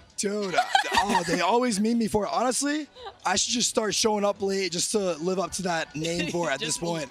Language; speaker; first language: English; early bilingual, heritage; Turkish